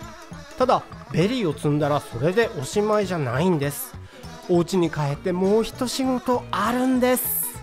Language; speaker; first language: Japanese; native; Japanese